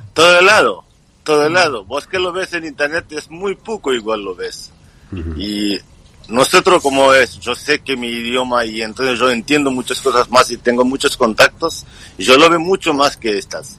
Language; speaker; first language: Spanish; non-native, learner; Bangla